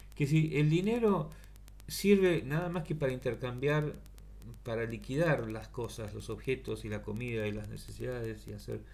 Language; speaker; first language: Spanish; native; Spanish